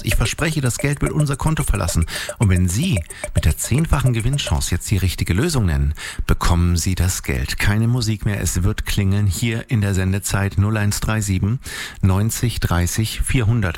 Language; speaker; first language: German; native; German